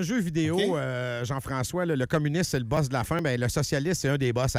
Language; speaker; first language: French; native; French